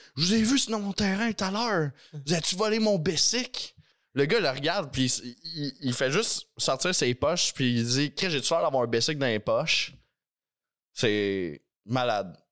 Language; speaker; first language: French; native; French